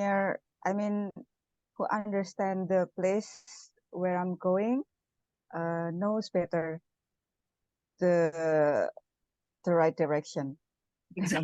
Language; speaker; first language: English; non-native, learner; Indonesian